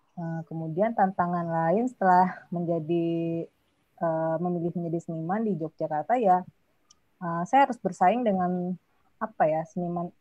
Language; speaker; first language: Indonesian; non-native, local second language; Minangkabau